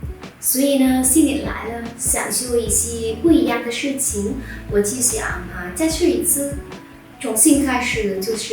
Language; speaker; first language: Chinese; non-native, fluent; Vietnamese